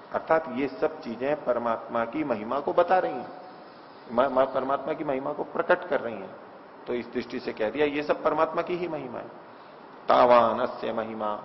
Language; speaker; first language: Hindi; native; Hindi